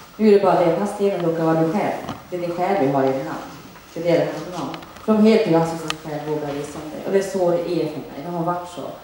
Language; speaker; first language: Swedish; early bilingual, other home language; Finnish